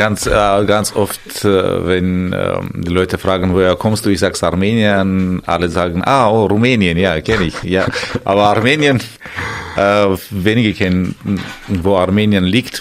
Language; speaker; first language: German; non-native, fluent; Armenian